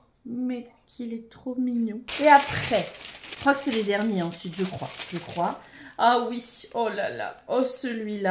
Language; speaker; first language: French; native; French